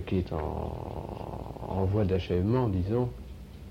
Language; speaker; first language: French; native; French